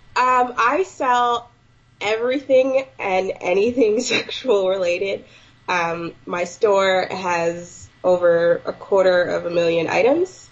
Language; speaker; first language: English; native; English